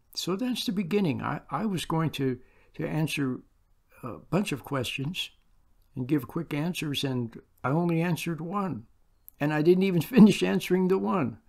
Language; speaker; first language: English; native; English